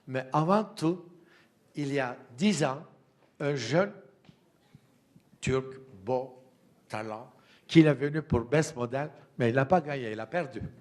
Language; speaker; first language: French; non-native, fluent; Turkish